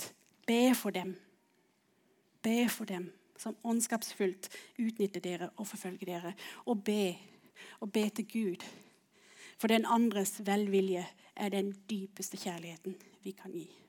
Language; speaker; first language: Norwegian; non-native, fluent; English